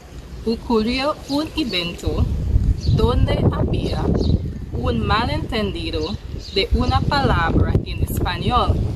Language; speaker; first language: Spanish; non-native, fluent; English